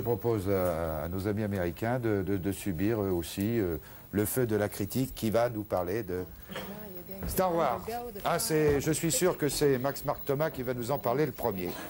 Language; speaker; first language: French; native; French